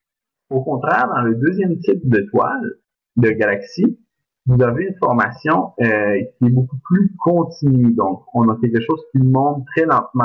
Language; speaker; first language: French; native; French